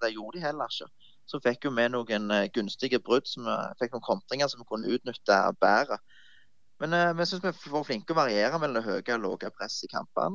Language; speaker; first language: Norwegian; native; Norwegian